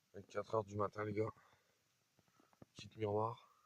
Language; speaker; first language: French; native; French